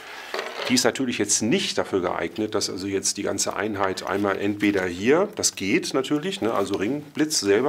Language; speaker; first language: German; native; German